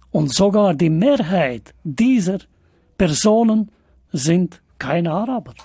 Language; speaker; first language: German; non-native, fluent; Albanian